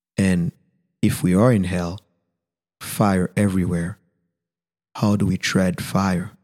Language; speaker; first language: English; non-native, fluent; Haitian Creole